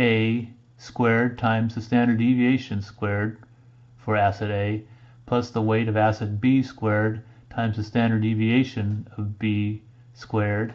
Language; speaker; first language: English; native; English